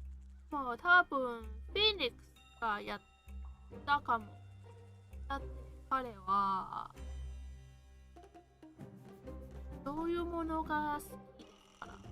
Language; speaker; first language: Japanese; non-native, learner; Chinese